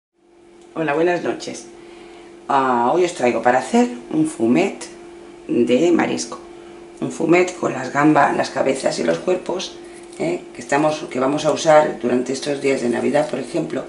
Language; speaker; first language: Spanish; native; Spanish